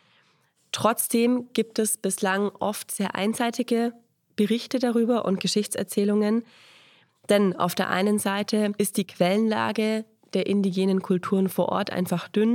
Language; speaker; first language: German; native; German